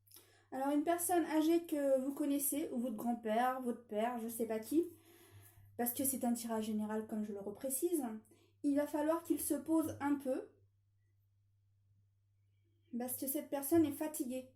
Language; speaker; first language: French; native; French